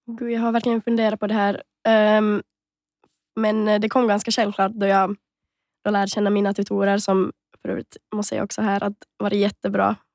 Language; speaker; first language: Swedish; native; Swedish